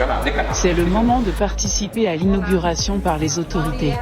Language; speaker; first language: French; native; French